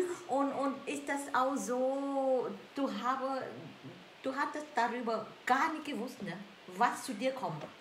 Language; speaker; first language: German; non-native, learner; Vietnamese